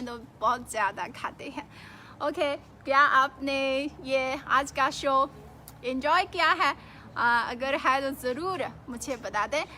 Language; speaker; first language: Hindi; non-native, fluent; Chinese